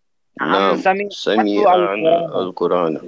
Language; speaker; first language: Arabic; non-native, learner; Urdu